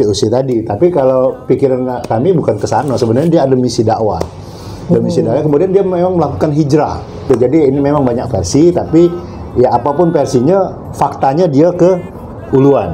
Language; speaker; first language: Indonesian; native; Indonesian